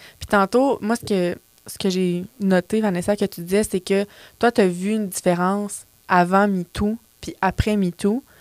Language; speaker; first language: French; native; French